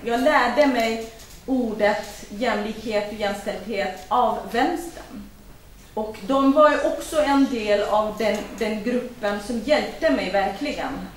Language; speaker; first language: Swedish; non-native, fluent; Kurdish